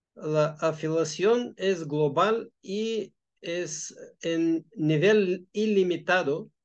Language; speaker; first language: Spanish; non-native, fluent; Bulgarian